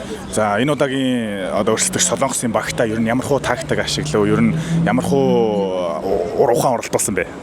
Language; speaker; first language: Mongolian; native; Mongolian